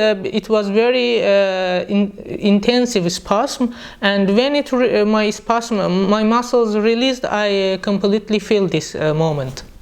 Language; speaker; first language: English; non-native, learner; Persian